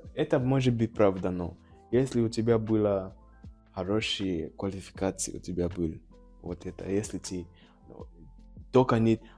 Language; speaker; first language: Russian; non-native, learner; Nyanja